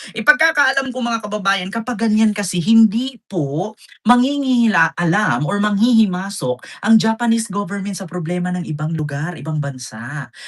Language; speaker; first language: Filipino; non-native, local second language; Cebuano